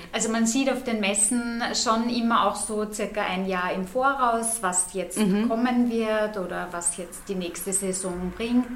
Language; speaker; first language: German; non-native, fluent; French